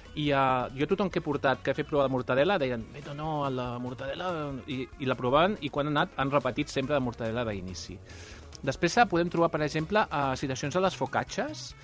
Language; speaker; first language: Catalan; non-native, local second language; Spanish